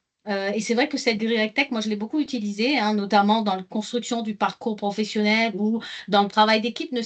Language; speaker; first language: French; native; French